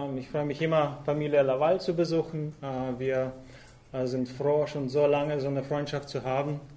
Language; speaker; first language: German; non-native, fluent; Russian